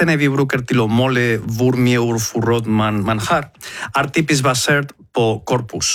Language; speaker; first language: Norwegian; non-native, fluent; Spanish